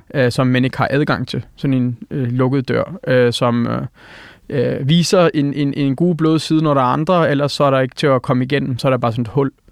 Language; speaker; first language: Danish; early bilingual, other home language; Turkish